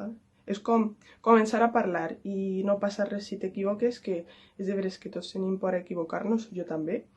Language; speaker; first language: Catalan; non-native, local second language; Spanish